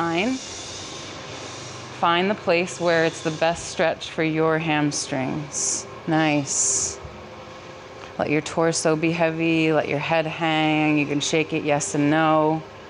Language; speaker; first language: English; native; English